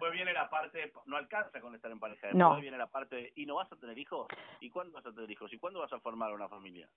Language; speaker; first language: Spanish; native; Spanish